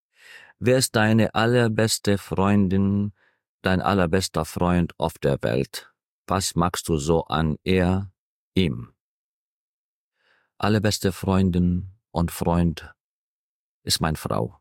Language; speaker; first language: German; non-native, fluent; Arabic